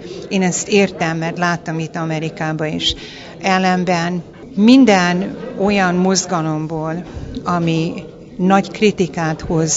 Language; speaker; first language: Hungarian; early bilingual, heritage; Hungarian